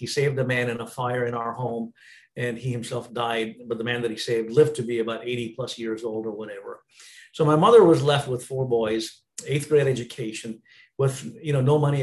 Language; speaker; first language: English; non-native, local second language; Tamil